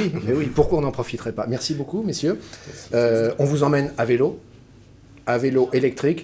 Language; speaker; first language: French; native; French